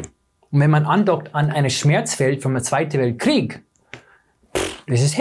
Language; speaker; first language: German; non-native, fluent; English